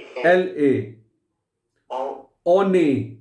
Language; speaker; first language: French; non-native, fluent; Hindi